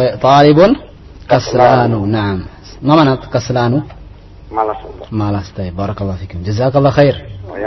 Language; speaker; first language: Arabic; non-native, fluent; Indonesian